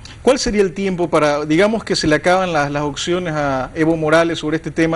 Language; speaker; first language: Spanish; native; Spanish